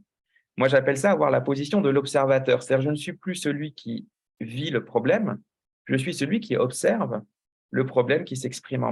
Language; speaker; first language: French; native; French